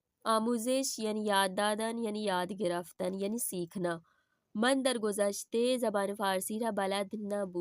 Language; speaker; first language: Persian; non-native, fluent; Urdu